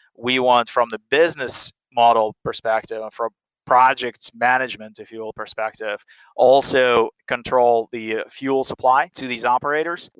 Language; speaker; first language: English; non-native, fluent; Russian